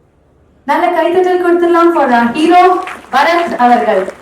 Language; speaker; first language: Tamil; native; Tamil